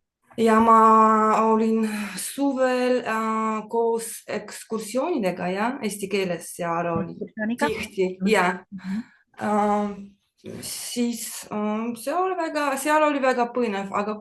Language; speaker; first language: Estonian; non-native, learner; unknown